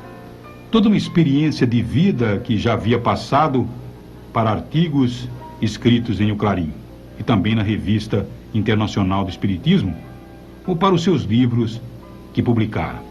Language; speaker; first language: Portuguese; native; Portuguese